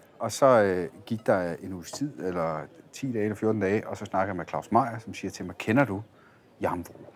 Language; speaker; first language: Danish; early bilingual, other home language; Italian